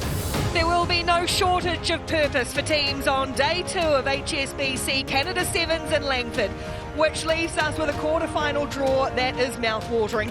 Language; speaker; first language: English; native; English